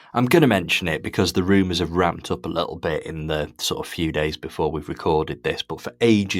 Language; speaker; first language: English; native; English